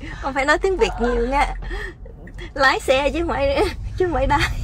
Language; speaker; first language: Vietnamese; native; Vietnamese